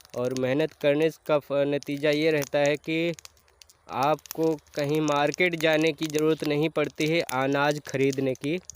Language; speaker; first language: Hindi; native; Hindi